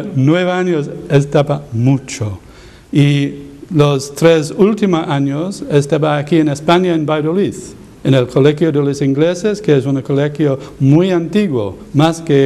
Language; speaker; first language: Spanish; non-native, learner; English